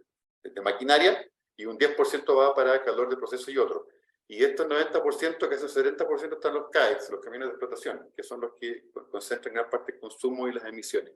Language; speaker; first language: Spanish; native; Spanish